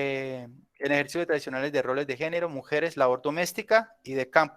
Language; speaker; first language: Spanish; native; Spanish